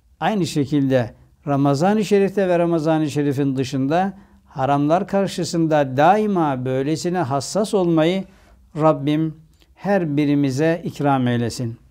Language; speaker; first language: Turkish; native; Turkish